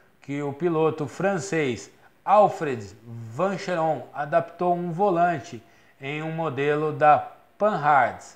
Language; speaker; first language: Portuguese; native; Portuguese